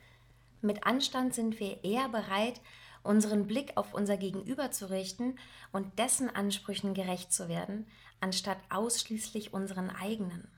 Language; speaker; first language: German; native; German